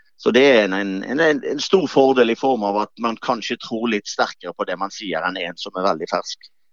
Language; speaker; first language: Norwegian; native; Norwegian